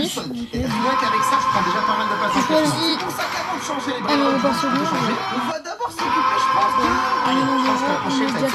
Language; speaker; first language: French; native; French